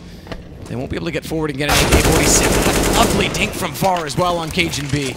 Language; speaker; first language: English; native; English